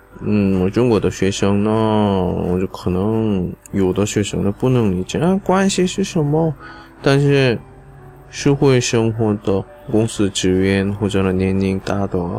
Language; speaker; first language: Chinese; non-native, learner; Korean